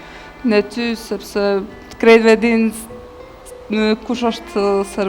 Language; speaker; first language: Albanian; non-native, learner; Bosnian